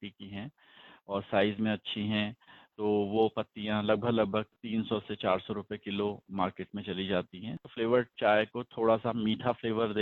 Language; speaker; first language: Hindi; native; Hindi